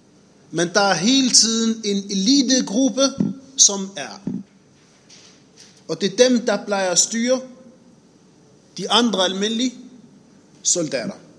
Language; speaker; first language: Danish; non-native, fluent; Arabic